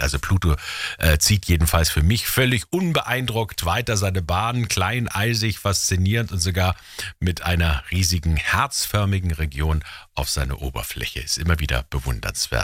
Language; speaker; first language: German; native; German